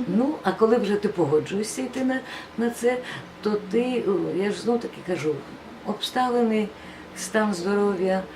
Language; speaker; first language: Ukrainian; non-native, local second language; Russian